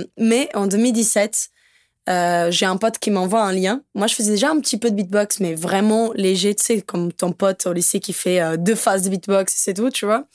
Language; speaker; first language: French; non-native, fluent; Portuguese